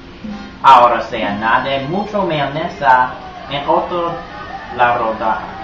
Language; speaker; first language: Spanish; non-native, learner; English